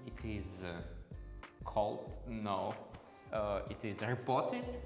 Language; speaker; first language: English; non-native, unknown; Russian